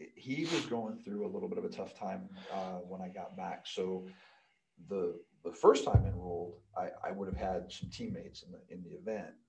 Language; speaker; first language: English; native; English